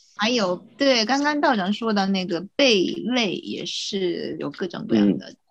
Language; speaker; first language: Chinese; non-native, fluent; Japanese